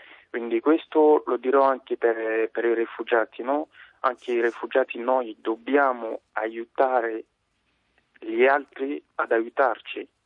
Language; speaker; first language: Italian; non-native, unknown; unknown